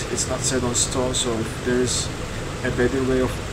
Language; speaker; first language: English; non-native, fluent; Turkish